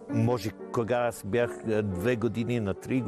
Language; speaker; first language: Bulgarian; non-native, learner; English